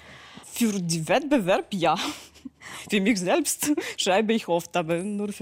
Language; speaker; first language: German; non-native, learner; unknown